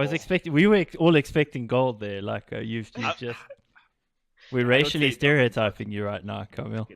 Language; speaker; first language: English; native; English